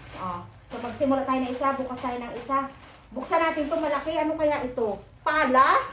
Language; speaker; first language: Filipino; native; Filipino